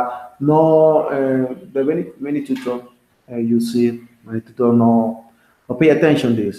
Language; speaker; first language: English; non-native, learner; Spanish